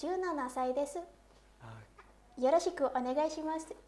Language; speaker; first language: Japanese; non-native, learner; Indonesian